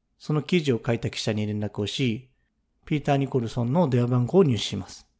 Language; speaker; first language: Japanese; native; Japanese